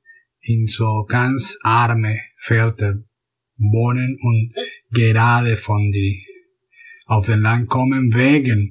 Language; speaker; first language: German; non-native, fluent; Spanish